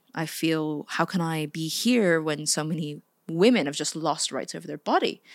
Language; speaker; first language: English; native; English